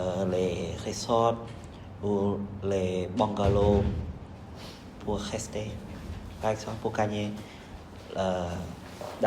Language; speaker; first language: French; non-native, learner; Khmer